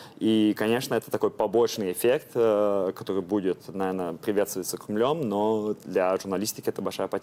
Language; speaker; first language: Russian; early bilingual, heritage; Russian